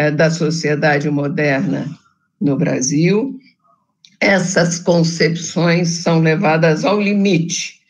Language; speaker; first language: Portuguese; native; Portuguese